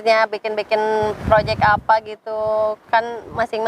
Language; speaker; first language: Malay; non-native, local second language; Sundanese